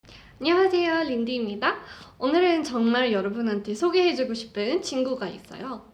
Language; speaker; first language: Korean; non-native, fluent; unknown